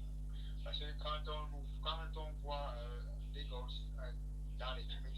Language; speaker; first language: French; non-native, learner; English